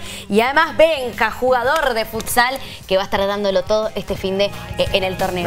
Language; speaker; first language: Spanish; native; Spanish